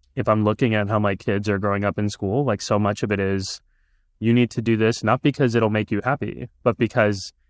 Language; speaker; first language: English; early bilingual, other home language; Punjabi